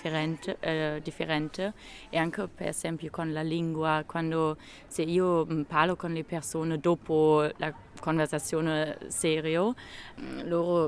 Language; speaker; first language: Italian; non-native, learner; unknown